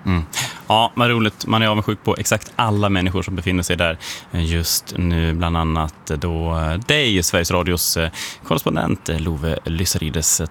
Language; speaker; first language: Swedish; native; Swedish